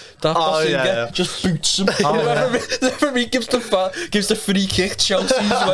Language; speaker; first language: English; native; English